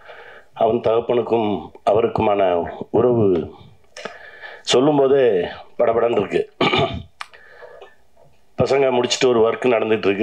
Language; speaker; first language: Tamil; native; Tamil